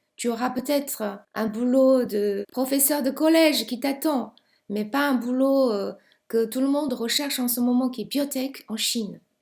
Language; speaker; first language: French; non-native, fluent; Chinese